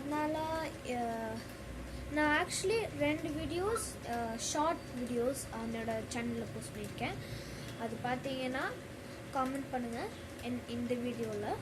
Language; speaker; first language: Tamil; early bilingual, heritage; Tamil